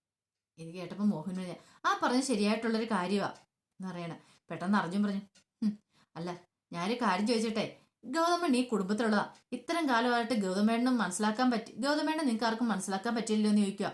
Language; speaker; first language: Malayalam; native; Malayalam